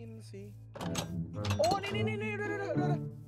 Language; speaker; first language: Indonesian; native; Indonesian